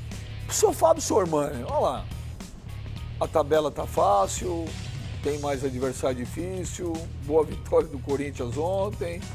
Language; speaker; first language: Portuguese; native; Portuguese